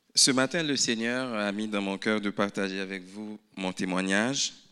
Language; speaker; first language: French; native; French